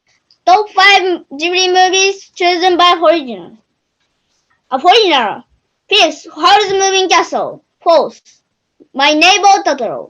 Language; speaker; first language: English; non-native, learner; Japanese